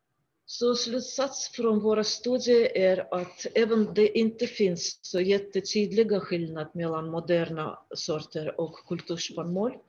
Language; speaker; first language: Swedish; non-native, fluent; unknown